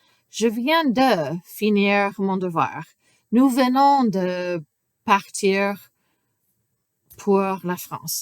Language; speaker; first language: French; non-native, fluent; English